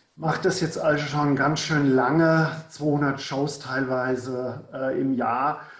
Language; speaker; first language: German; native; German